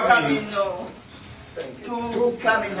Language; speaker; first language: Spanish; non-native, learner; English